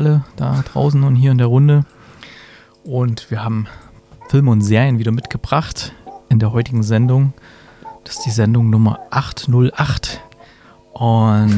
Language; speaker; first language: German; native; German